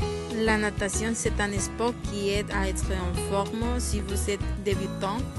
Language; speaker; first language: French; non-native, learner; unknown